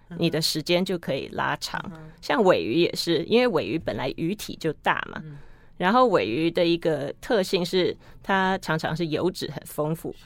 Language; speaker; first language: Chinese; native; Chinese